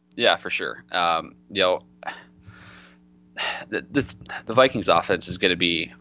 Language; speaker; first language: English; native; English